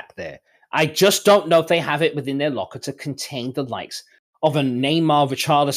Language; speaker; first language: English; native; English